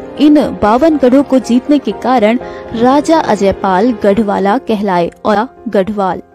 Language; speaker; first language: Hindi; native; Hindi